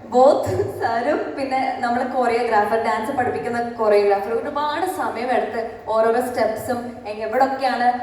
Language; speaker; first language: Malayalam; early bilingual, other home language; English